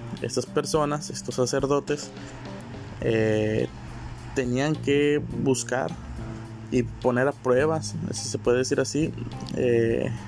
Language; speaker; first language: Spanish; native; Spanish